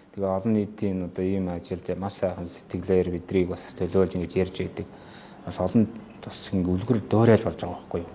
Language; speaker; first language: Mongolian; non-native, local second language; Kazakh